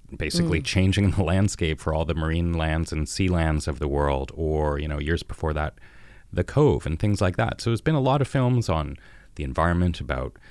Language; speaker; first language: English; native; English